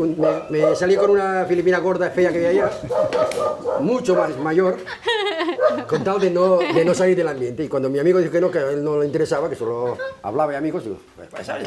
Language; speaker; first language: Spanish; native; Spanish